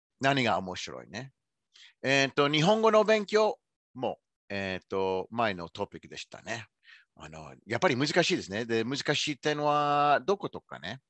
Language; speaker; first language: Japanese; non-native, fluent; English